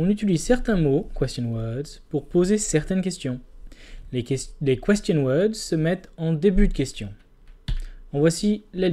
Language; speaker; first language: French; non-native, fluent; English